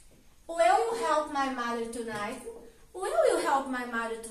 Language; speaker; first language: English; non-native, learner; Portuguese